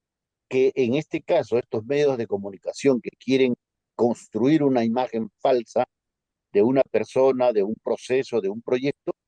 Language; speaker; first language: Spanish; native; Spanish